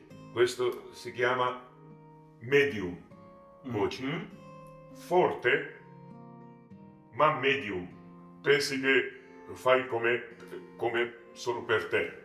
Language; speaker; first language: Italian; non-native, learner; Georgian